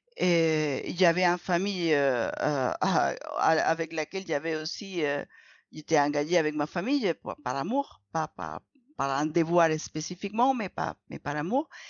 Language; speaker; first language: French; non-native, fluent; Spanish